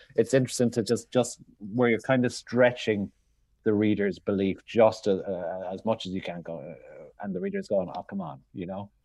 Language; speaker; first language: English; native; English